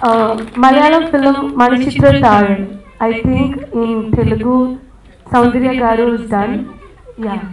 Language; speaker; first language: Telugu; non-native, learner; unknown